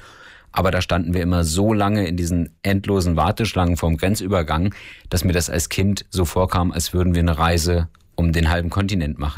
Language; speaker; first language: German; native; German